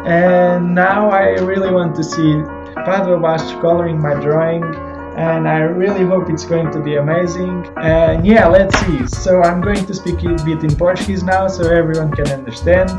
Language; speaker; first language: English; non-native, fluent; Portuguese